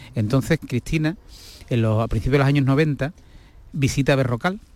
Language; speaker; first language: Spanish; native; Spanish